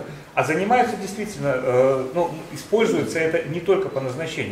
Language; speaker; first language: Russian; native; Russian